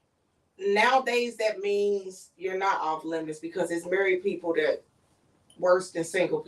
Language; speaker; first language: English; native; English